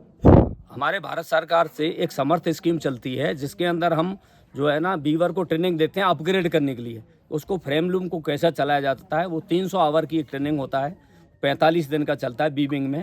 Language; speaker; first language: Hindi; native; Hindi